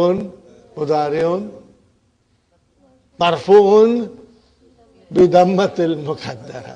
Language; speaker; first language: Arabic; non-native, fluent; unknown